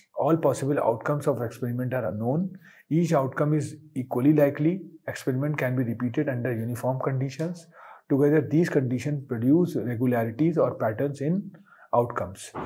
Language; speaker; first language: English; non-native, local second language; Hindi